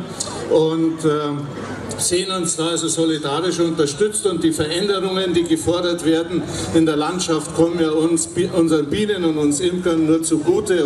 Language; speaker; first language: German; native; German